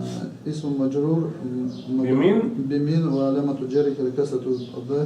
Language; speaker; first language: Arabic; non-native, learner; Chechen